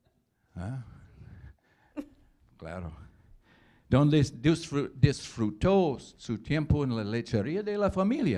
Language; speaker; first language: Spanish; non-native, learner; English